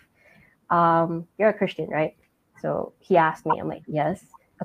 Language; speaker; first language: English; non-native, local second language; Min Nan Chinese